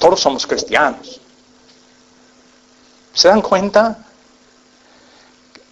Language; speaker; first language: Spanish; non-native, fluent; English